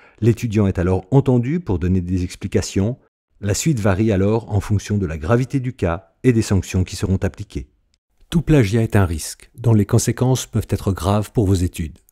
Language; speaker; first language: French; native; French